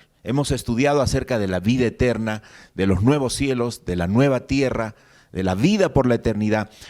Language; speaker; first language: Spanish; native; Spanish